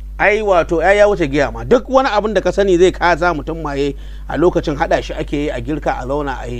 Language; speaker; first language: Hausa; native; Hausa